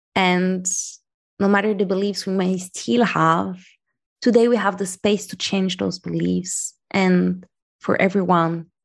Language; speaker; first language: English; non-native, fluent; Arabic